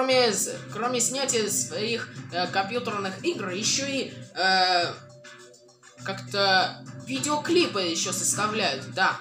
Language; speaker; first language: Russian; native; Russian